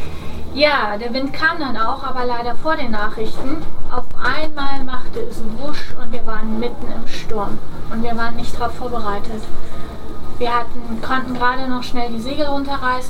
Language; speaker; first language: German; native; German